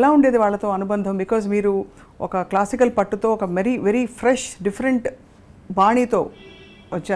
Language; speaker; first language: Telugu; native; Telugu